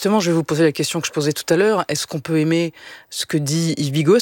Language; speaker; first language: French; native; French